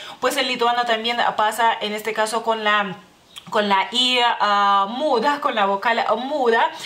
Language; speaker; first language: Spanish; non-native, fluent; Lithuanian